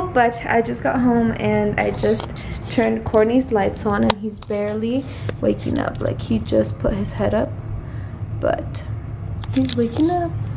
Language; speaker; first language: English; early bilingual, other home language; Spanish